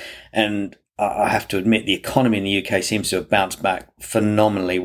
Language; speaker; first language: English; native; English